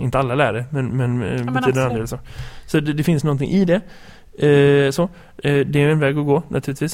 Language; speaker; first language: Swedish; native; Swedish